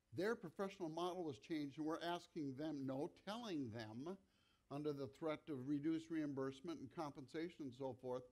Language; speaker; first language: English; native; English